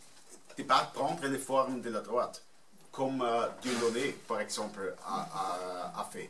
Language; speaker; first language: French; non-native, fluent; German